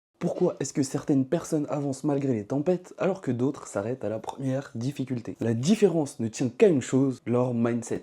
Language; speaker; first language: French; native; French